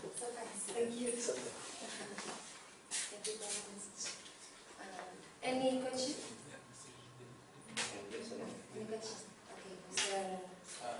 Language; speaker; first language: English; non-native, learner; Indonesian